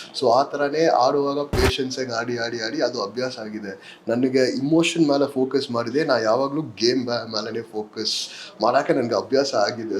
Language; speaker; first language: Kannada; non-native, local second language; English